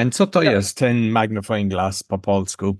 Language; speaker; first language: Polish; non-native, learner; English